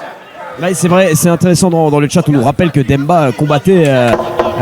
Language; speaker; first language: French; native; French